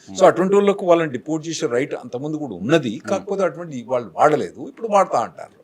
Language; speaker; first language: Telugu; native; Telugu